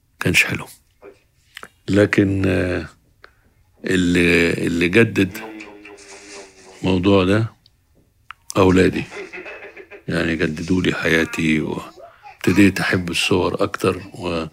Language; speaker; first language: Arabic; native; Arabic